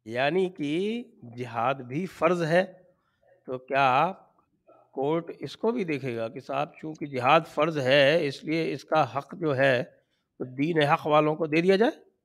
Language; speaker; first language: Hindi; native; Hindi